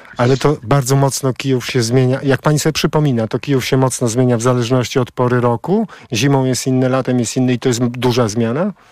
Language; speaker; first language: Polish; native; Polish